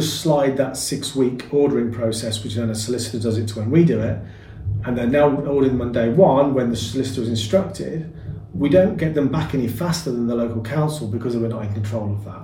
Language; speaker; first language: English; native; English